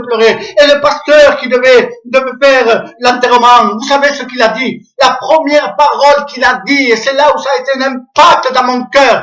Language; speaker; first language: French; native; French